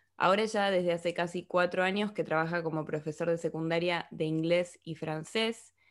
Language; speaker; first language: Spanish; native; Spanish